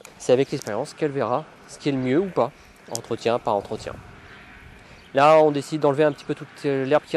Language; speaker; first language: French; native; French